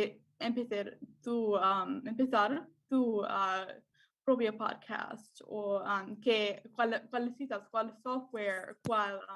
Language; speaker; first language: Spanish; non-native, learner; English